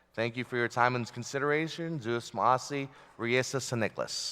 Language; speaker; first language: English; early bilingual, other home language; Filipino